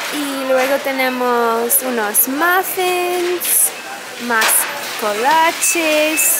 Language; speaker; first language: Spanish; non-native, fluent; English